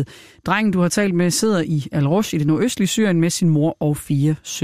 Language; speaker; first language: Danish; native; Danish